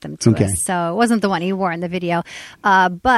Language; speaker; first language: English; native; English